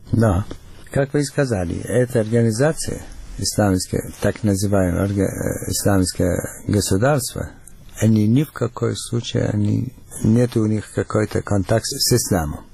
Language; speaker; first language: Russian; non-native, fluent; Arabic